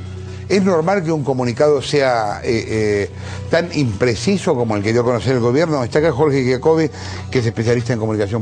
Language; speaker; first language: Spanish; native; Spanish